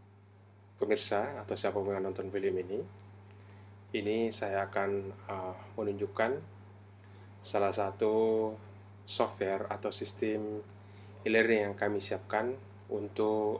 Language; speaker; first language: Indonesian; native; Indonesian